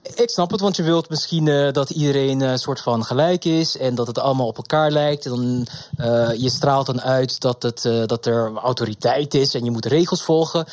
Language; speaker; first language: Dutch; non-native, local second language; Papiamento